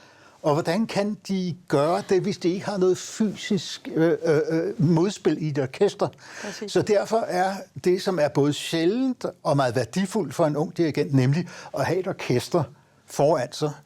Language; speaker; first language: Danish; native; Danish